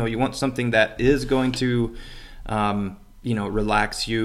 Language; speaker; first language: English; native; English